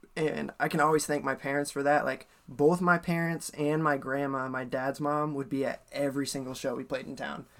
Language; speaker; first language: English; native; English